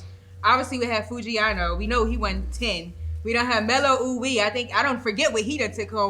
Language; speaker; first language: English; native; English